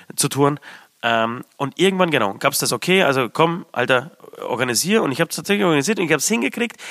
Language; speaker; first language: German; early bilingual, other home language; Polish